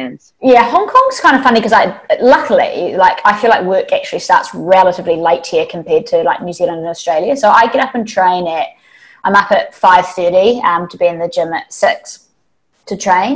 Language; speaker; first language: English; native; English